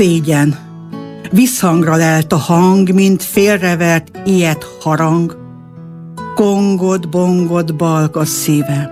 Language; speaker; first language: Hungarian; native; Hungarian